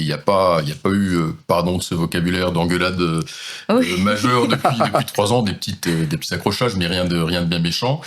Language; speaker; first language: French; native; French